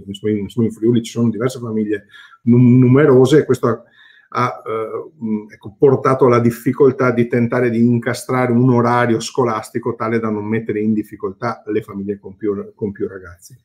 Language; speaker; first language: Italian; native; Italian